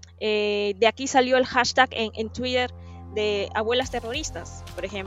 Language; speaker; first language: Spanish; native; Spanish